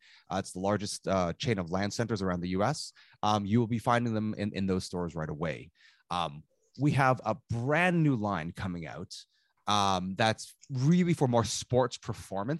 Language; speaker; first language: English; native; English